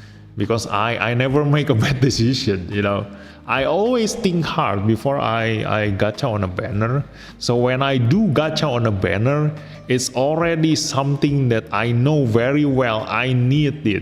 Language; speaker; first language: English; non-native, fluent; Indonesian